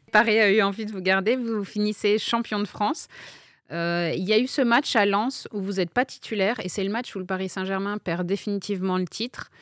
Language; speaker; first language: French; native; French